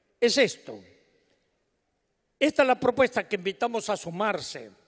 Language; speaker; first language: Spanish; native; Spanish